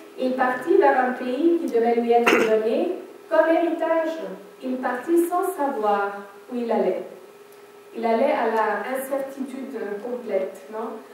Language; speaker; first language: French; non-native, fluent; German